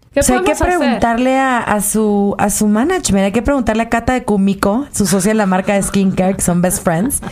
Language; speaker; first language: Spanish; native; Spanish